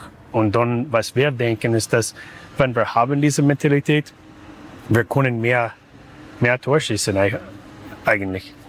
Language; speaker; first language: German; non-native, learner; English